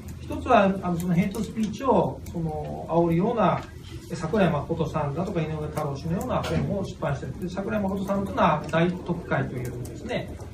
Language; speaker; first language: Japanese; native; Japanese